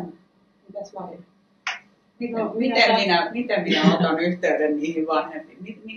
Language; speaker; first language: Finnish; native; Finnish